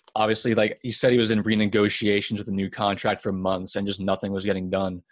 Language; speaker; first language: English; native; English